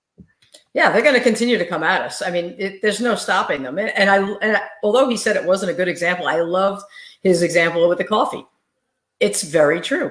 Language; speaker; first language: English; native; English